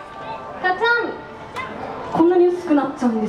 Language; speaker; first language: Japanese; native; Japanese